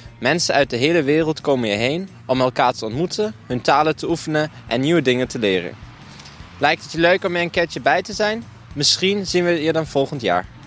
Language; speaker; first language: Dutch; native; Dutch